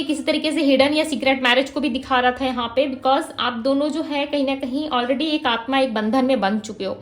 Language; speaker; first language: Hindi; native; Hindi